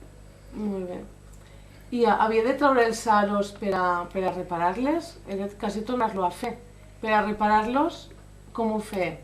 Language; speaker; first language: Catalan; native; Catalan